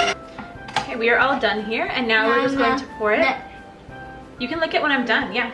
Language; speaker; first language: English; native; English